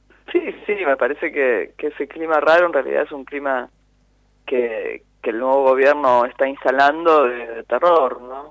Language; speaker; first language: Spanish; native; Spanish